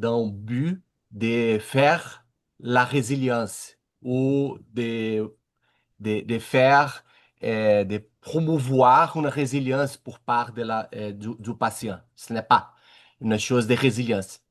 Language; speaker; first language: French; non-native, learner; Portuguese